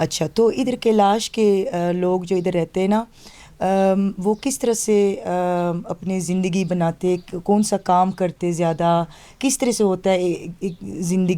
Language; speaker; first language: Hindi; early bilingual, heritage; Dutch